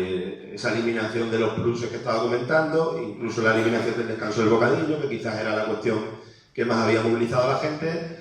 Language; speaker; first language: Spanish; native; Spanish